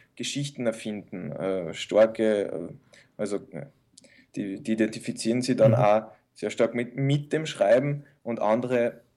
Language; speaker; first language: German; early bilingual, other home language; Bosnian